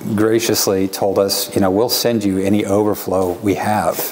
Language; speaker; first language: English; native; English